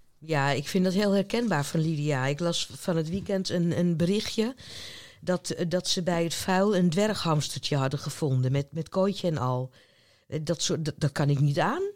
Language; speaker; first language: Dutch; native; Dutch